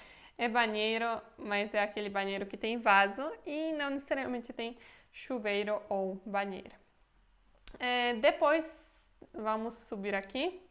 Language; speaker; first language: Portuguese; non-native, fluent; Polish